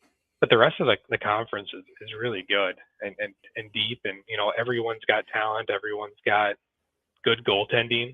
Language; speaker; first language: English; native; English